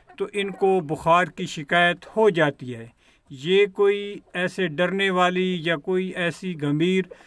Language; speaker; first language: Urdu; non-native, local second language; Punjabi